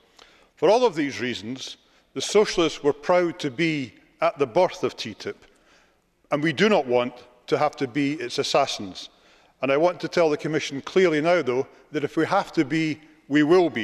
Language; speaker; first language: English; native; English